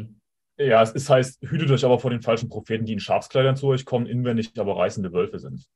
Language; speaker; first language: German; native; German